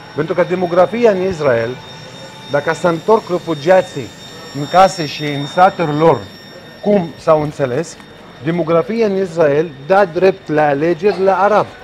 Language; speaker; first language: Romanian; non-native, fluent; Arabic